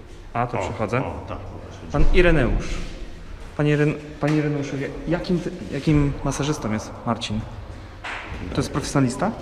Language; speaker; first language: Polish; native; Polish